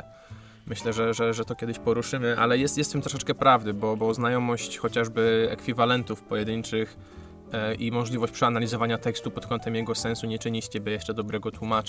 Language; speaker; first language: Polish; native; Polish